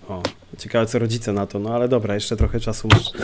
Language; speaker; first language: Polish; native; Polish